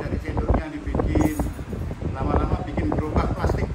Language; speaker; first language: Indonesian; native; Indonesian